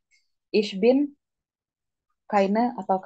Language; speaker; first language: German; non-native, fluent; Indonesian